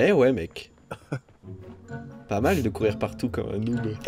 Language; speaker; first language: French; native; French